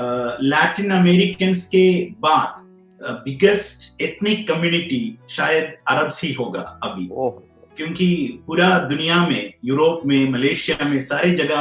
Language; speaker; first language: Hindi; non-native, local second language; Malayalam